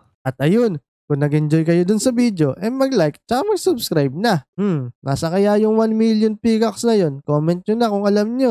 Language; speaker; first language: Filipino; native; Filipino